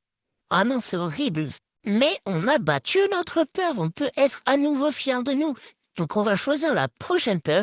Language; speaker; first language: French; native; French